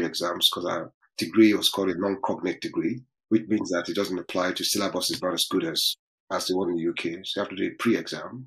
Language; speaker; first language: English; non-native, local second language; Yoruba